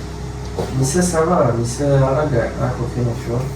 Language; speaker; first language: French; early bilingual, other home language; Armenian